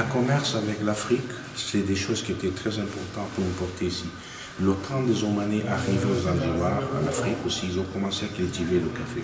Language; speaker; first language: French; non-native, fluent; Arabic